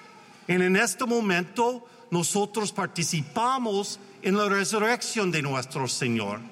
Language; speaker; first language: Spanish; non-native, learner; English